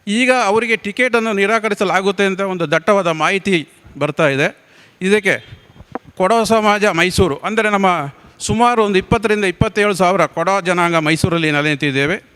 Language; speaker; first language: Kannada; non-native, local second language; Kodava